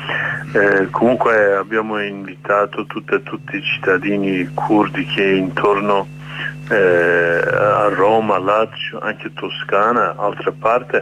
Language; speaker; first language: Italian; non-native, learner; Kurdish